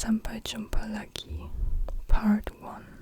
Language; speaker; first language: Indonesian; non-native, learner; German